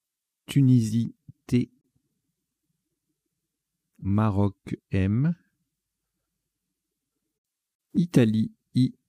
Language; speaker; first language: French; native; French